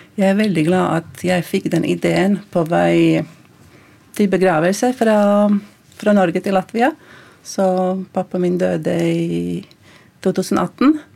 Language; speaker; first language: Norwegian; non-native, fluent; Latvian